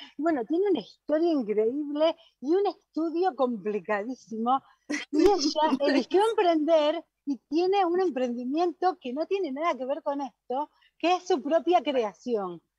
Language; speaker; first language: Spanish; native; Spanish